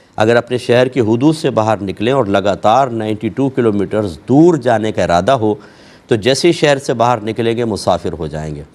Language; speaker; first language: Urdu; native; Urdu